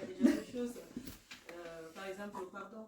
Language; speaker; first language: French; native; French